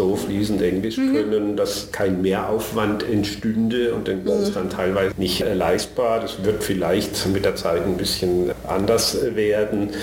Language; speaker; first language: German; native; German